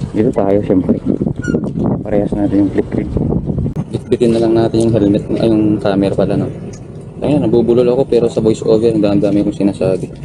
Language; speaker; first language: Filipino; non-native, local second language; Iloko